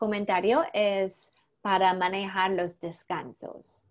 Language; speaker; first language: Spanish; non-native, learner; English